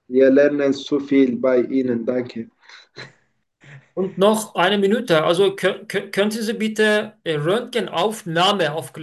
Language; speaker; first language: German; non-native, learner; Turkish